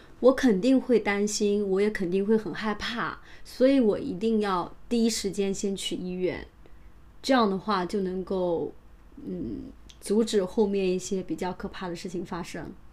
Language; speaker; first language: Chinese; native; Chinese